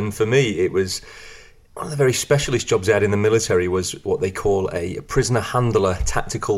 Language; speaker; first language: English; native; English